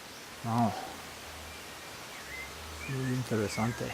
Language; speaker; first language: Spanish; non-native, learner; English